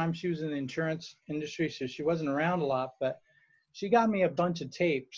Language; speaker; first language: English; native; English